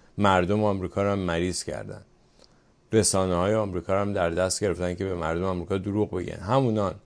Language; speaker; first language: Persian; native; Persian